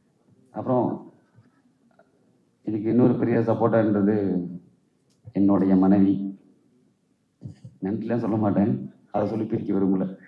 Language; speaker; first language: Tamil; native; Tamil